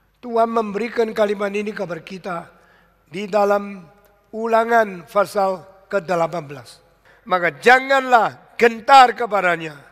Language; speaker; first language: Indonesian; early bilingual, other home language; Min Nan Chinese